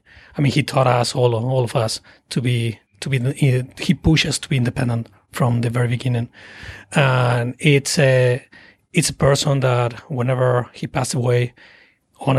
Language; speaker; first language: English; non-native, fluent; Spanish